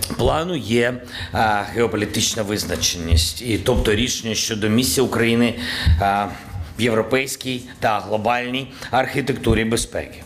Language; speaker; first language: Ukrainian; non-native, local second language; Russian